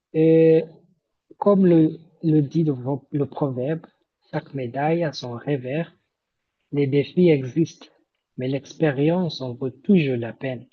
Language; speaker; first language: French; non-native, fluent; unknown